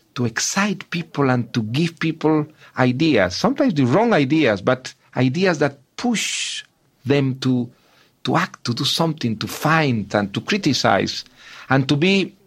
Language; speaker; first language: English; non-native, fluent; Spanish